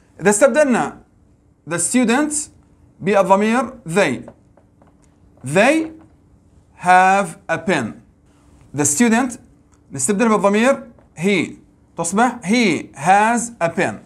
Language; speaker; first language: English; non-native, fluent; Arabic